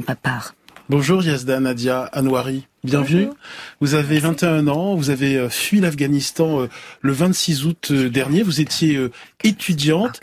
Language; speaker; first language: French; native; French